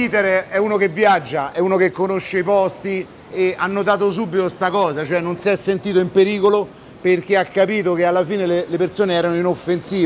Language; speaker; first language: Italian; native; Italian